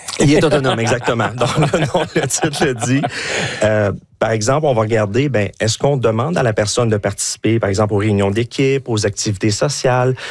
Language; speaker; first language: French; native; French